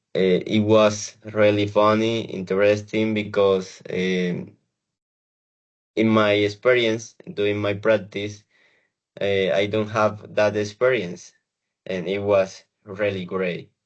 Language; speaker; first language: English; non-native, learner; Spanish